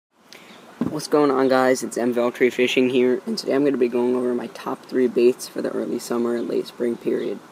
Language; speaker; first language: English; native; English